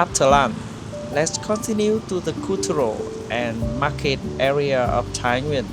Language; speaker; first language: English; non-native, fluent; Vietnamese